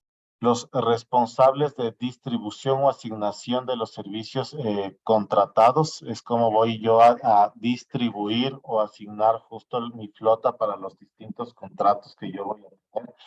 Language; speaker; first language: Spanish; native; Spanish